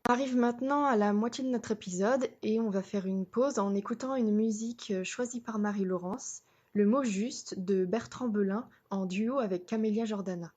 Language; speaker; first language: French; native; French